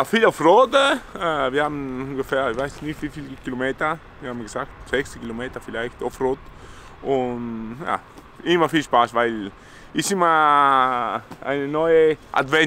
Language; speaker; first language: German; non-native, learner; Italian